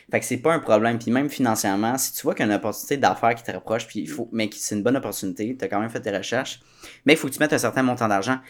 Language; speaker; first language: French; native; French